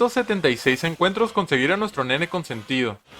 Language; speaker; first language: Spanish; native; Spanish